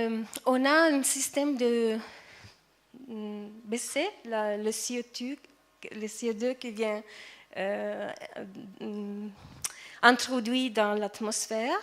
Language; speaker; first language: French; non-native, fluent; Italian